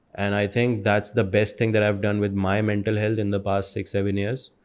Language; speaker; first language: English; non-native, local second language; Urdu